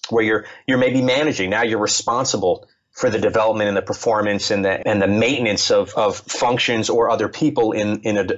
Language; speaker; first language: English; native; English